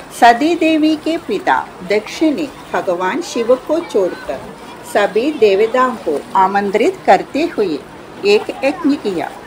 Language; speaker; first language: Hindi; non-native, local second language; Malayalam